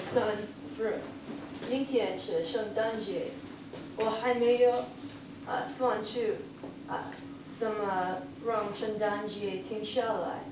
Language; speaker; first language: Chinese; non-native, learner; English